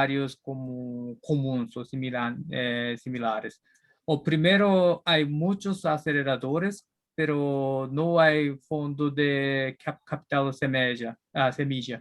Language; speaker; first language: Spanish; non-native, learner; Japanese